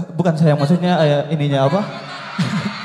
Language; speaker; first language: Malay; native; Malay